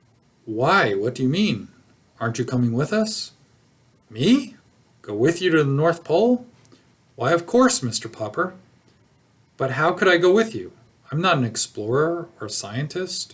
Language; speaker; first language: English; native; English